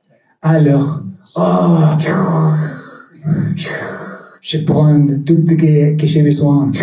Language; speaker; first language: French; non-native, learner; Spanish